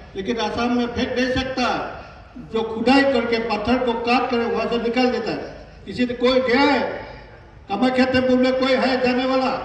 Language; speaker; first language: Hindi; non-native, local second language; Assamese